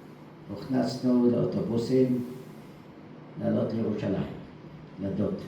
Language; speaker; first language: Hebrew; early bilingual, other home language; Dutch